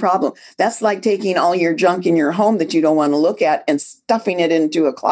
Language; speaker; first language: English; native; English